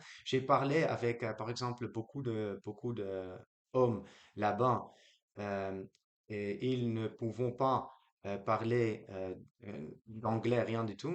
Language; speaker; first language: French; non-native, learner; Dutch